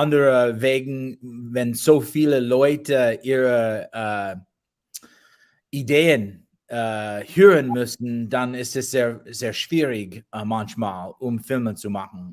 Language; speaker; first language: German; non-native, learner; English